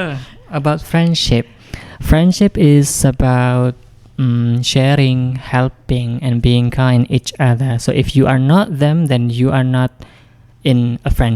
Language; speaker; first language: English; non-native, fluent; Indonesian